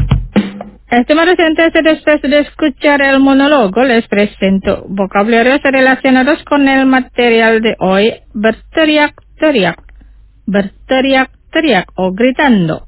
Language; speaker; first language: Spanish; non-native, fluent; Indonesian